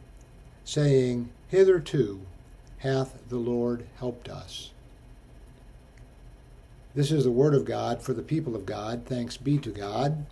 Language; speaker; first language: English; native; English